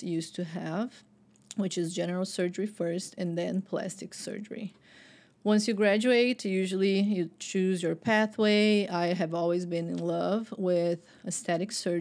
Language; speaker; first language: English; non-native, fluent; Portuguese